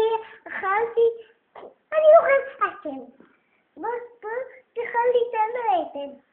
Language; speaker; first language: Hebrew; early bilingual, other home language; Russian